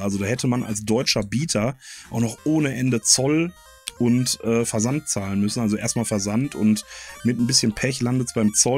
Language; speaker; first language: German; native; German